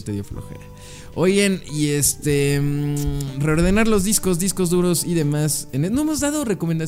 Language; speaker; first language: Spanish; native; Spanish